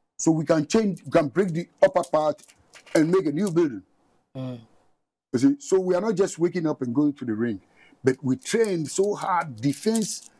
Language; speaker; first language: English; non-native, local second language; Ga